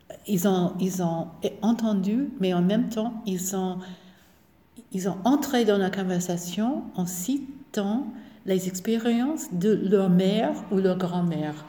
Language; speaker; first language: French; non-native, fluent; English